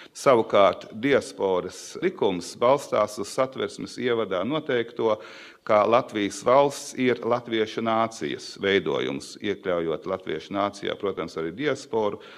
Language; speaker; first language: Latvian; native; Latvian